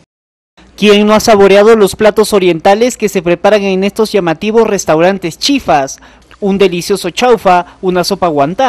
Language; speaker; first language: Spanish; native; Spanish